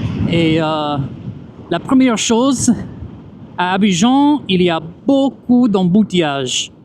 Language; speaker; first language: French; non-native, fluent; English